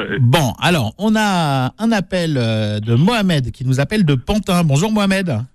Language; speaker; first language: French; native; French